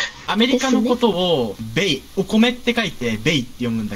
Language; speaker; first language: Japanese; native; Japanese